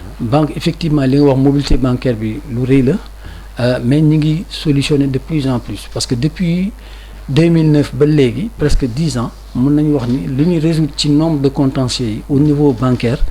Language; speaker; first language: Wolof; non-native, local second language; Fula